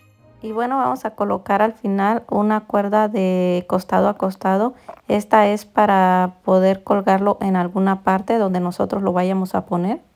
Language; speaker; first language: Spanish; native; Spanish